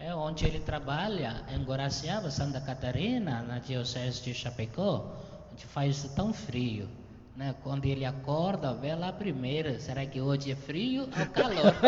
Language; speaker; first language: Portuguese; non-native, fluent; Tamil